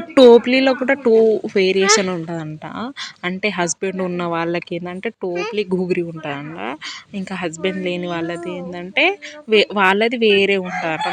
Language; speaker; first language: Telugu; non-native, local second language; Lambadi